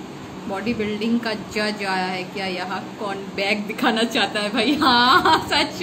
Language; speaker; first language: Hindi; non-native, local second language; Bangla